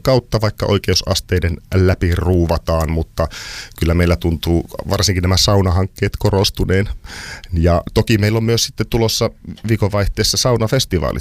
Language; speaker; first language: Finnish; native; Finnish